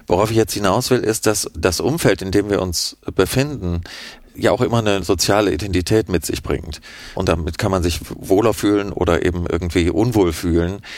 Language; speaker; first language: German; native; German